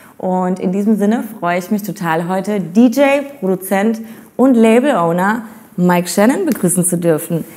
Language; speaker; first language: German; native; German